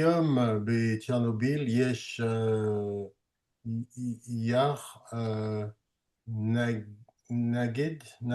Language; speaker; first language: Hebrew; non-native, learner; French